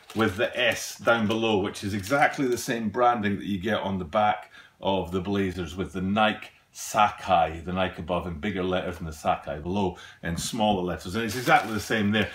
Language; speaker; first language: English; native; English